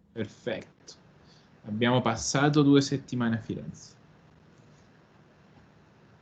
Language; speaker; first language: Italian; non-native, fluent; Spanish